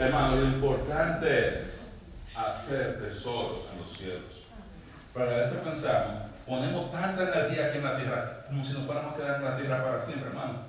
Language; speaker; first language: Spanish; native; Spanish